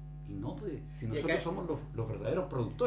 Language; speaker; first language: Spanish; native; Spanish